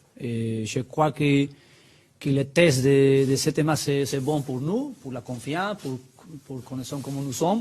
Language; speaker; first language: French; non-native, learner; Spanish